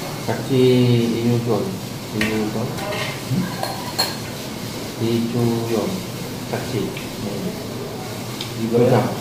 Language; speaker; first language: Korean; non-native, learner; Filipino